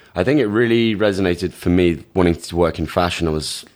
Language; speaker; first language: English; native; English